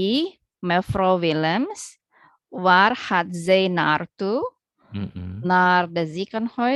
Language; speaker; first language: Dutch; non-native, learner; Indonesian